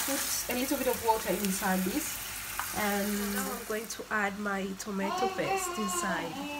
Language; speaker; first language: English; non-native, fluent; Swahili